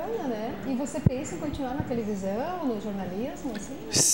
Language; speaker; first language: Portuguese; native; Portuguese